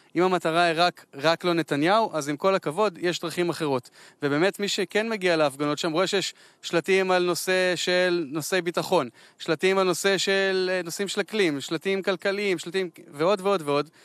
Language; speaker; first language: Hebrew; native; Hebrew